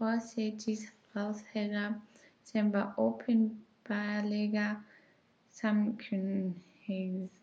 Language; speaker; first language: Icelandic; non-native, learner; German